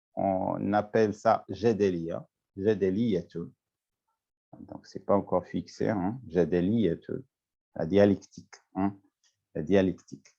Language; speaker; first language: French; non-native, local second language; Arabic